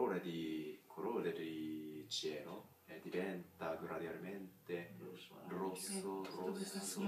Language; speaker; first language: Italian; non-native, learner; Japanese